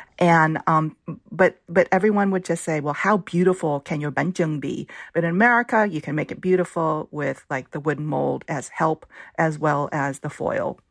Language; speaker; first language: English; early bilingual, other home language; Vietnamese